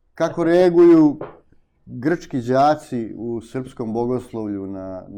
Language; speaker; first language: Serbian; native; Serbian